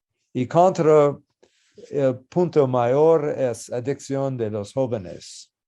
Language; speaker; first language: Spanish; non-native, learner; English